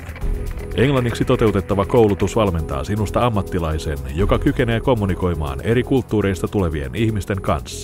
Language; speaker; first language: Finnish; native; Finnish